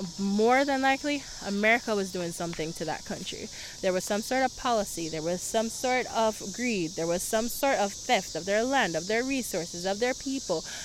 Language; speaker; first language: English; early bilingual, other home language; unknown